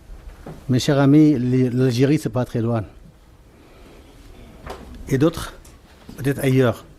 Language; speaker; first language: French; non-native, fluent; Arabic